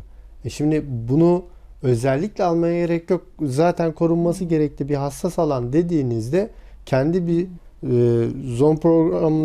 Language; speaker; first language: Turkish; native; Turkish